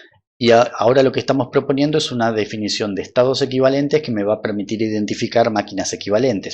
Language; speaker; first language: Spanish; native; Spanish